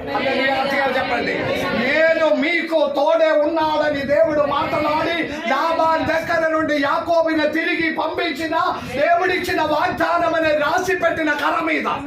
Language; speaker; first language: Telugu; non-native, local second language; Malayalam